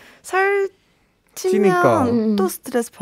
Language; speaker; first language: Korean; non-native, learner; Chinese